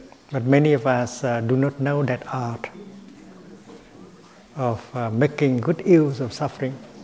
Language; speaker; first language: English; non-native, fluent; Vietnamese